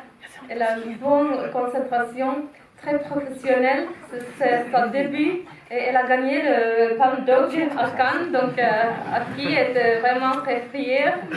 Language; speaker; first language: French; non-native, fluent; Finnish